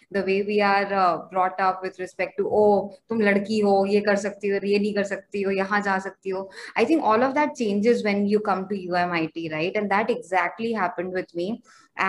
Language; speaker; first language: English; non-native, local second language; Hindi